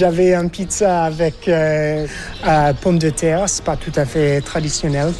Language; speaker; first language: French; non-native, fluent; English